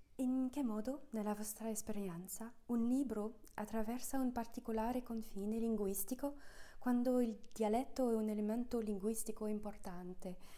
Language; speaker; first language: Italian; non-native, fluent; French